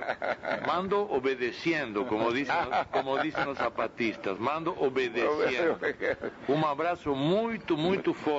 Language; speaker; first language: Portuguese; non-native, fluent; Spanish